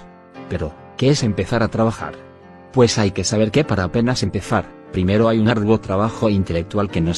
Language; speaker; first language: Spanish; native; Spanish